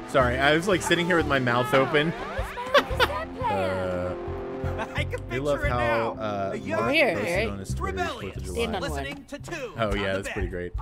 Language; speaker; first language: English; native; English